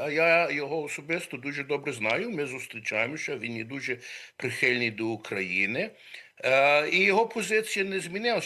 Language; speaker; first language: Ukrainian; early bilingual, heritage; Ukrainian